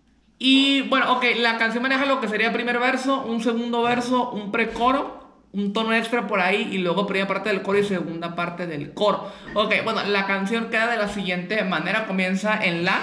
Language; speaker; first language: Spanish; native; Spanish